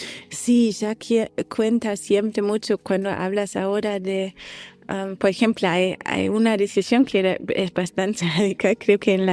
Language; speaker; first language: Spanish; non-native, fluent; German